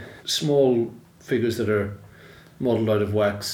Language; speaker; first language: English; native; English